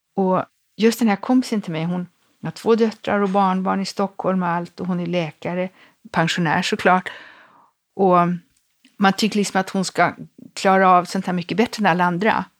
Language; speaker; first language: Swedish; native; Swedish